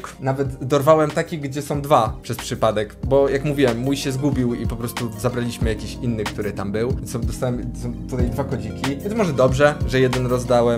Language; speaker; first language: Polish; native; Polish